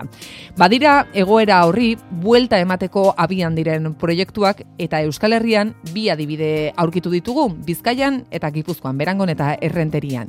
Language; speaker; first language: Basque; native; Basque